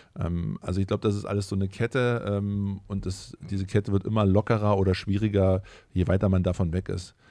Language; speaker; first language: German; native; German